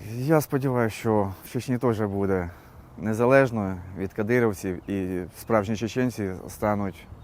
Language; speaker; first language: Ukrainian; native; Ukrainian